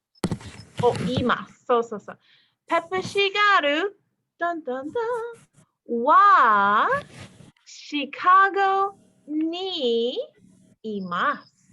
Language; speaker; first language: Japanese; non-native, fluent; English